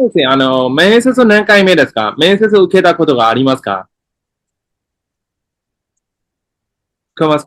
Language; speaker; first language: Japanese; non-native, fluent; Burmese